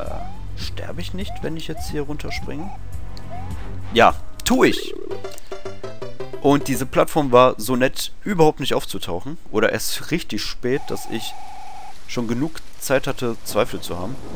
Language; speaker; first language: German; native; German